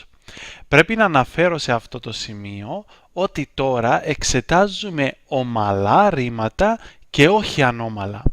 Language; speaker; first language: Greek; native; Greek